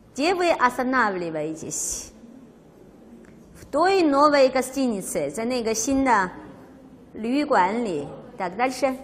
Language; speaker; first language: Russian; non-native, fluent; Chinese